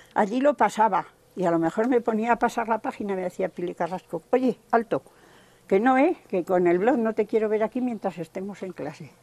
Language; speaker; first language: Spanish; native; Spanish